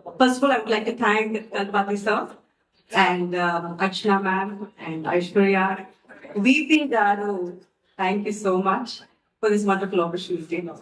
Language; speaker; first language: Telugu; non-native, fluent; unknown